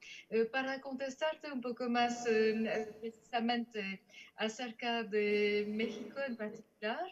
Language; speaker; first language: Spanish; non-native, fluent; French